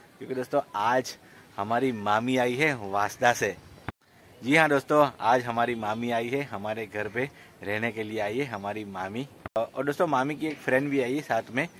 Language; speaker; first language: Hindi; non-native, local second language; Gujarati